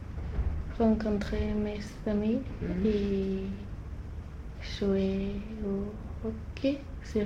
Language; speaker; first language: French; non-native, learner; Swedish